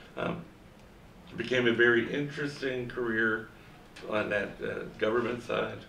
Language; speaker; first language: English; native; English